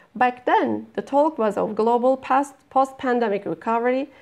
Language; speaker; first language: English; non-native, fluent; Turkish